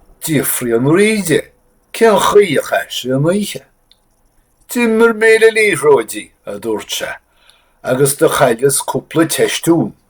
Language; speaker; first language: Irish; native; Irish